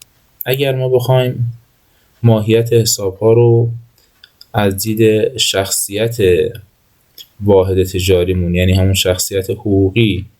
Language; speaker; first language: Persian; native; Persian